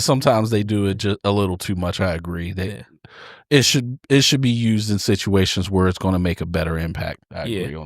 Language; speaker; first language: English; native; English